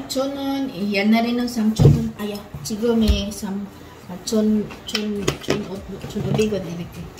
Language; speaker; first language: Korean; non-native, local second language; Filipino